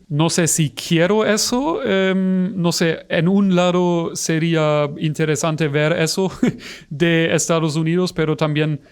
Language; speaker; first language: Spanish; non-native, fluent; German